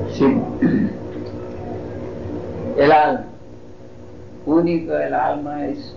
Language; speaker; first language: Spanish; non-native, fluent; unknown